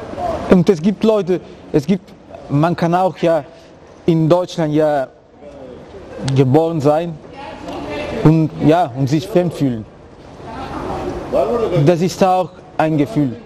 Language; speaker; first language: German; non-native, fluent; Italian